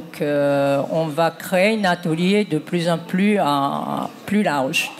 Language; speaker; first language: French; non-native, fluent; Japanese